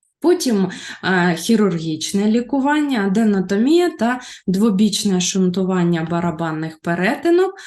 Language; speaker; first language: Ukrainian; native; Ukrainian